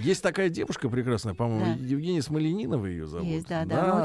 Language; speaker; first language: Russian; native; Russian